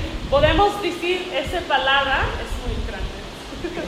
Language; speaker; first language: Spanish; non-native, learner; English